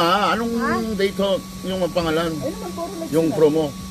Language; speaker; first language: Filipino; non-native, learner; Korean